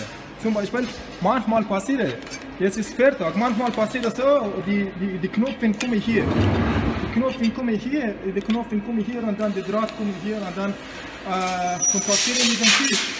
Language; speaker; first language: German; non-native, learner; Persian